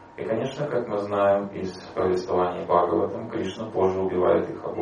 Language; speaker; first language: Russian; native; Russian